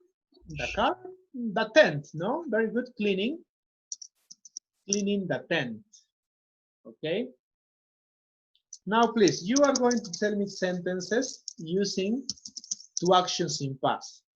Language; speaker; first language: English; non-native, fluent; Spanish